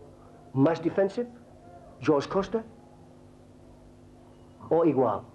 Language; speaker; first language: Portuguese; non-native, learner; English